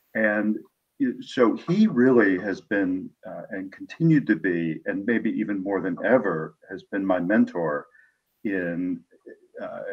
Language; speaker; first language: English; native; English